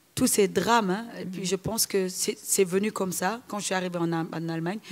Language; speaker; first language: French; non-native, local second language; Wolof